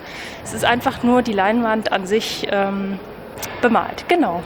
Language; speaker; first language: German; native; German